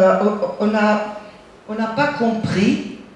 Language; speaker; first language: French; non-native, fluent; German